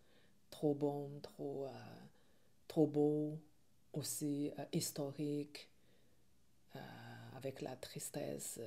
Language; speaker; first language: French; non-native, learner; Chinese